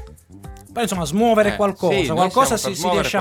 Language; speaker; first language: Italian; native; Italian